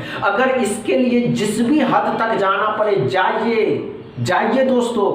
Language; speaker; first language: Hindi; native; Hindi